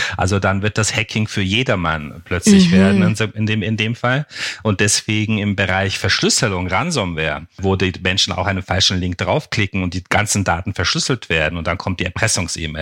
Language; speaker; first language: German; non-native, fluent; Turkish